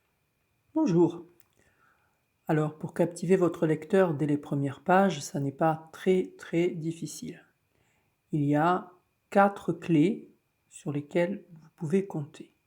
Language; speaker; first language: French; native; French